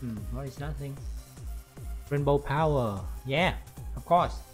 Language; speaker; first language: English; non-native, fluent; Vietnamese